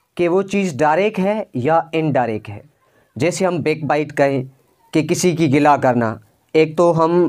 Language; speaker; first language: Urdu; non-native, local second language; Sindhi